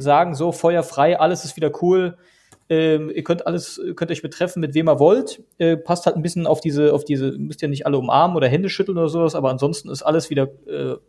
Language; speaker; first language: German; native; German